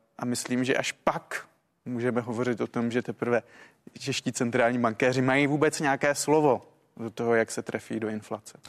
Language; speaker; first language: Czech; native; Czech